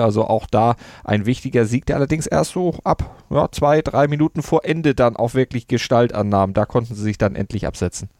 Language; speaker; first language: German; native; German